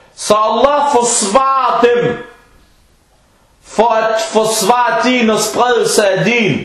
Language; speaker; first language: Danish; non-native, local second language; Arabic